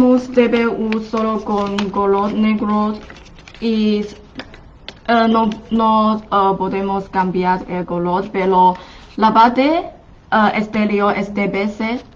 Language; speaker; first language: Spanish; non-native, fluent; Chinese